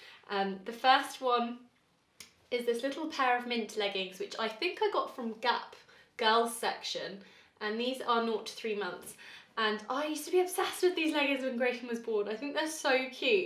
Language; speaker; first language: English; native; English